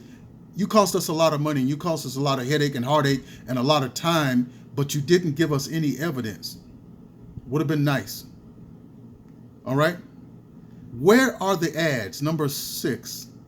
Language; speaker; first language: English; native; English